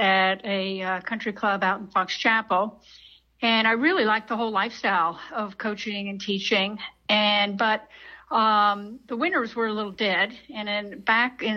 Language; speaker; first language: English; native; English